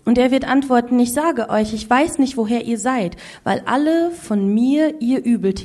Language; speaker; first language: German; native; German